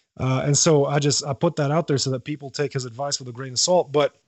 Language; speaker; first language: English; non-native, fluent; Arabic